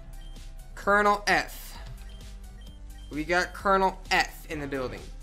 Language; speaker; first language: English; native; English